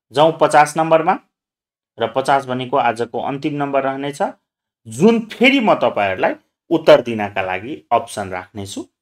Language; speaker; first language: Nepali; non-native, local second language; Maithili